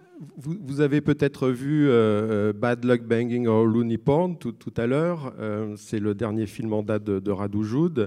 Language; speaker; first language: French; native; French